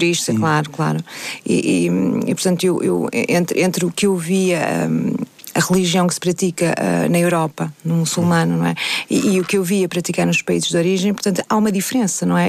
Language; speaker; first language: Portuguese; native; Portuguese